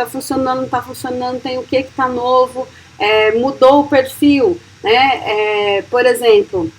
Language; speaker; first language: Portuguese; native; Portuguese